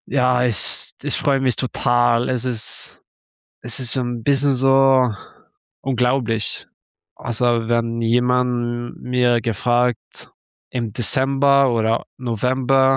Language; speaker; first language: German; non-native, learner; Norwegian